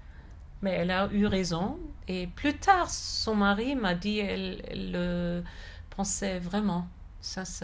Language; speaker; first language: French; non-native, fluent; German